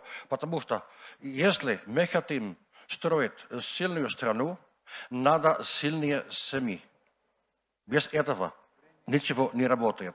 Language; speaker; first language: Russian; non-native, learner; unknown